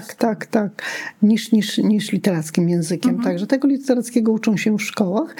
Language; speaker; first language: Polish; non-native, local second language; Lithuanian